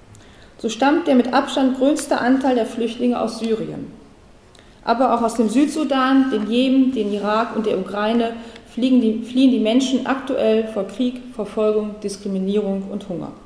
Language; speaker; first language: German; native; German